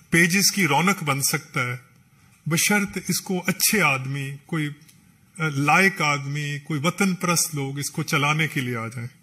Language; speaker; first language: Hindi; non-native, local second language; Punjabi